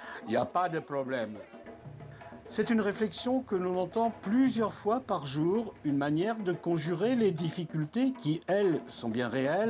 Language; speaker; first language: French; native; French